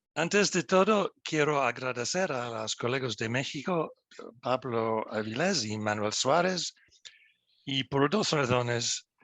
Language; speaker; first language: Spanish; non-native, learner; English